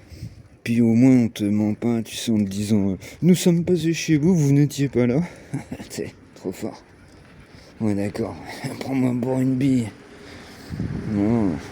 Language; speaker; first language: French; native; French